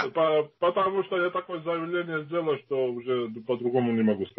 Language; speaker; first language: Russian; non-native, fluent; Georgian